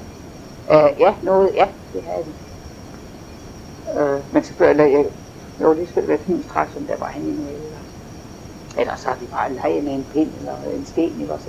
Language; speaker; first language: Danish; native; Danish